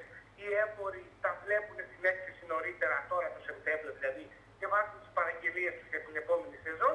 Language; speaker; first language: Greek; native; Greek